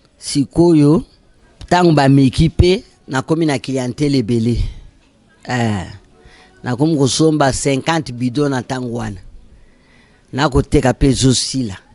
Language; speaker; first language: Lingala; native; Lingala